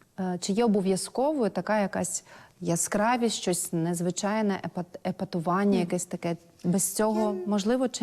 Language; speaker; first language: Ukrainian; native; Ukrainian